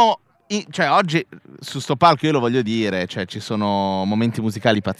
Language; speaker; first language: Italian; native; Italian